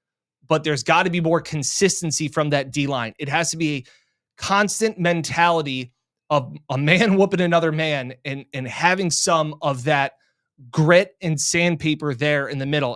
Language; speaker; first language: English; native; English